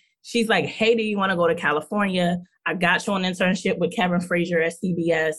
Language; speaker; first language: English; native; English